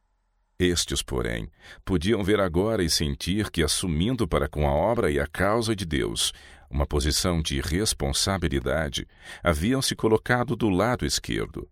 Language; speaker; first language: Portuguese; native; Portuguese